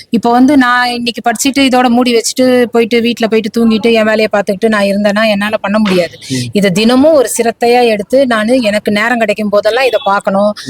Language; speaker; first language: Tamil; non-native, local second language; Telugu